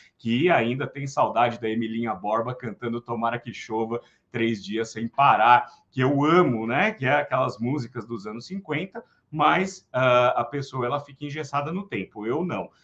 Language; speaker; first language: Portuguese; native; Portuguese